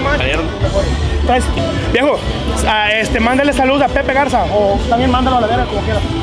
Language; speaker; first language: Spanish; early bilingual, heritage; Spanish